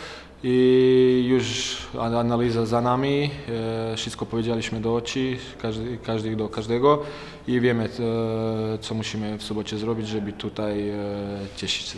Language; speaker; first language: Polish; non-native, fluent; Croatian